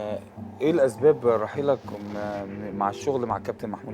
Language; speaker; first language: Arabic; native; Arabic